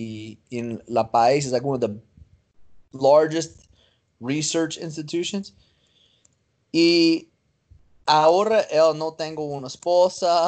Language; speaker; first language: Spanish; non-native, learner; English